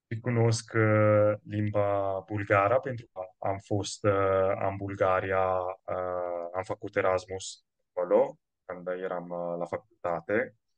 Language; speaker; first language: Romanian; non-native, fluent; Italian